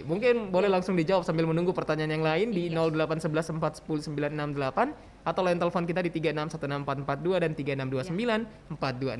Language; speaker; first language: Indonesian; native; Indonesian